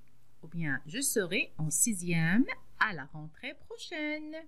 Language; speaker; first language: French; non-native, local second language; Arabic